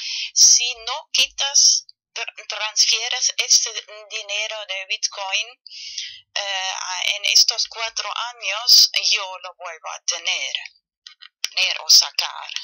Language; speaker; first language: Spanish; non-native, fluent; German